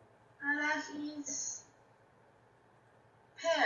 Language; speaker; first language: English; non-native, learner; Chinese